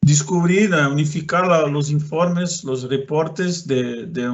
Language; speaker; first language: Spanish; non-native, fluent; Portuguese